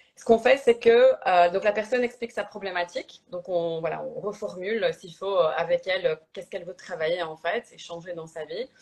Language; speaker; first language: French; early bilingual, other home language; Polish